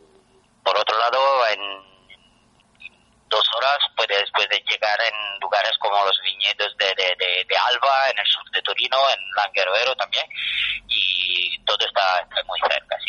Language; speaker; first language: Spanish; non-native, fluent; Italian